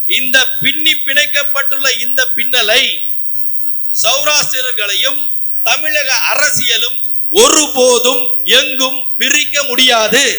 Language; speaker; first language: Tamil; non-native, local second language; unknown